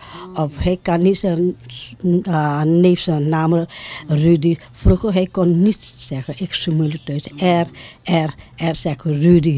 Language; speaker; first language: Dutch; non-native, local second language; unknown